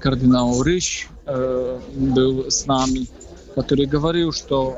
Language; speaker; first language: Russian; non-native, fluent; Polish